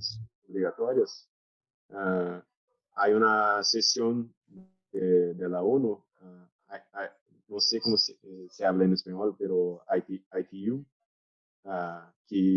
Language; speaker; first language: Spanish; non-native, learner; Portuguese